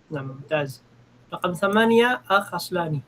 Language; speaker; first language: Arabic; non-native, fluent; Filipino